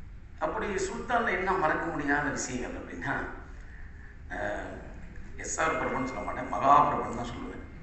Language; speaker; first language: Tamil; native; Tamil